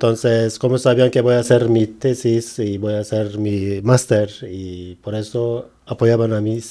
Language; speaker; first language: Spanish; non-native, learner; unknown